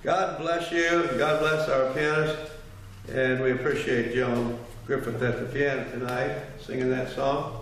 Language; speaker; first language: English; native; English